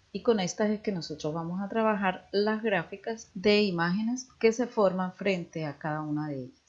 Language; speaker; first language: Spanish; native; Spanish